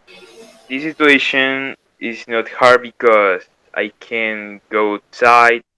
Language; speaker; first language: English; non-native, learner; Spanish